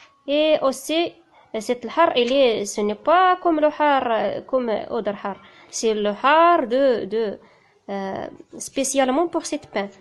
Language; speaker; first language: French; non-native, learner; Tachelhit